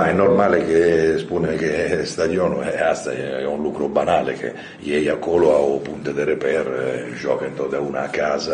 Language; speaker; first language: Romanian; non-native, fluent; Italian